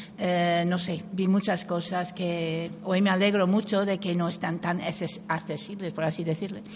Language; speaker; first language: Spanish; non-native, fluent; English